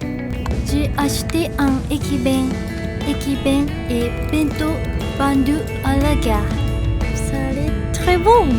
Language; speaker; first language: French; non-native, learner; Japanese